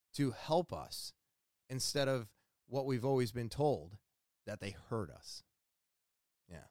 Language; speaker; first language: English; native; English